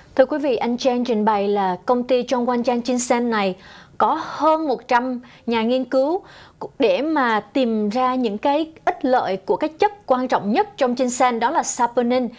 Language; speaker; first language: Vietnamese; native; Vietnamese